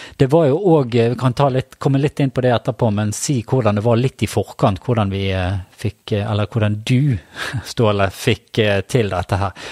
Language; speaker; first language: Norwegian; native; Norwegian